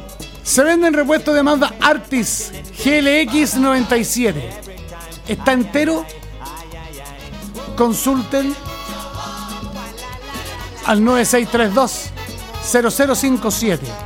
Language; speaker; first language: Spanish; native; Spanish